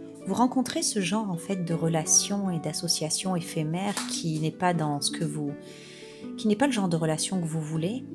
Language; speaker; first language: French; native; French